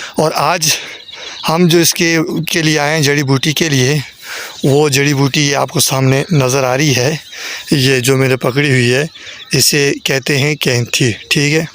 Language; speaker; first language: Urdu; non-native, local second language; Northern Hindko